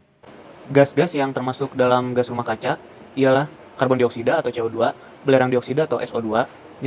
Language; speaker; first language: Indonesian; native; Indonesian